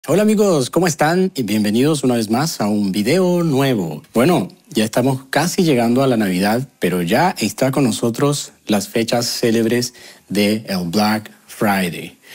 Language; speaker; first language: Spanish; native; Spanish